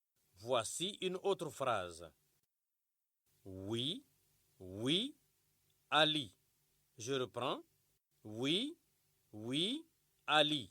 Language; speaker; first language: French; non-native, local second language; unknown